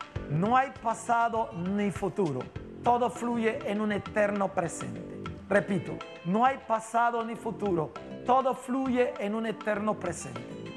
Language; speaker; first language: Spanish; non-native, local second language; English